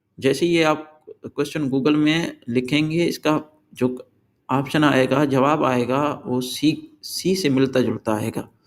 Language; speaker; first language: Urdu; non-native, local second language; Sindhi